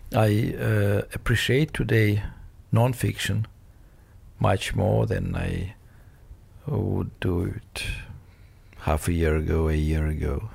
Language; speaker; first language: English; non-native, fluent; Russian